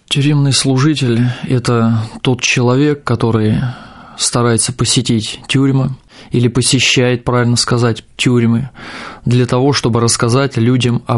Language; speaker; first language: Russian; native; Russian